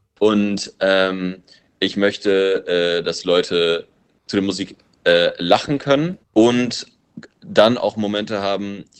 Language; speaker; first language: German; early bilingual, other home language; English